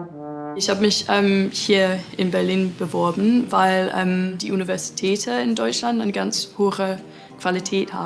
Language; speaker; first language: German; non-native, fluent; English